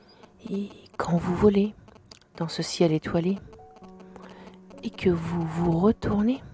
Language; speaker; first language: French; native; French